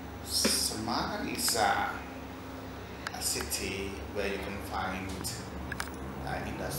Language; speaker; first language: English; non-native, fluent; Indonesian